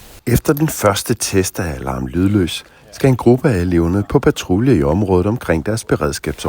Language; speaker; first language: Danish; native; Danish